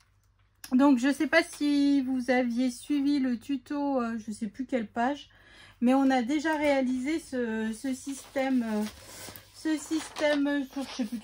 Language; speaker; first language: French; native; French